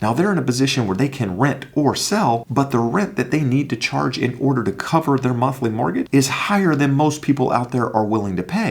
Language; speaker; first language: English; native; English